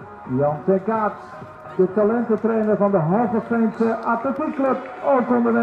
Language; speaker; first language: Dutch; native; Dutch